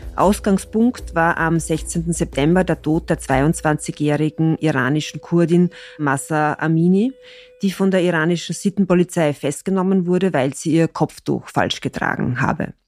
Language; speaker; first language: German; native; German